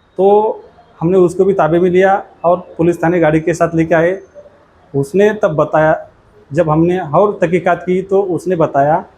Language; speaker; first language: Hindi; non-native, local second language; Marathi